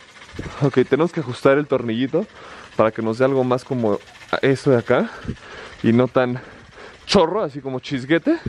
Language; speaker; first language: Spanish; native; Spanish